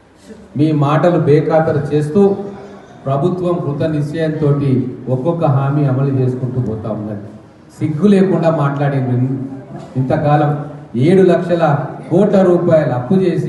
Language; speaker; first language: Telugu; native; Telugu